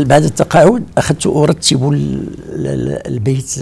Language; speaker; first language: Arabic; native; Arabic